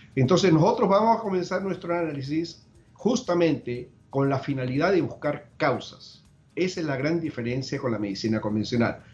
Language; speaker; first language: Spanish; native; Spanish